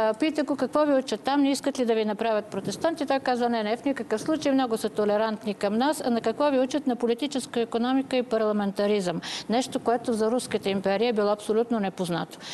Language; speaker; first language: Bulgarian; native; Bulgarian